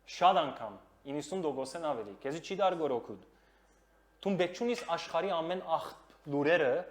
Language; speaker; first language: Armenian; early bilingual, heritage; Armenian